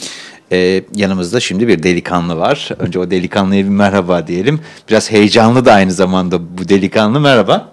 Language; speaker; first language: Turkish; native; Turkish